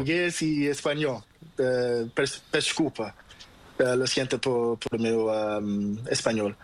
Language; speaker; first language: Spanish; non-native, learner; Portuguese